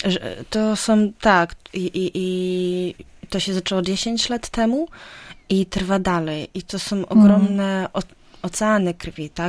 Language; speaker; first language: Polish; non-native, fluent; Ukrainian